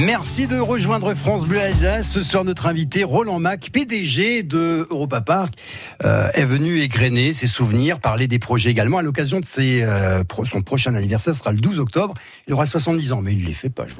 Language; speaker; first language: French; native; French